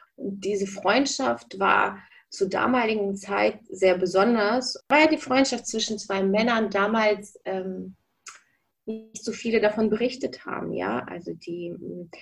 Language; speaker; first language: German; early bilingual, other home language; Russian